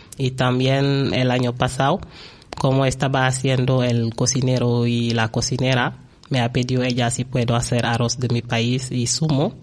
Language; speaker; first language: Spanish; non-native, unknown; Wolof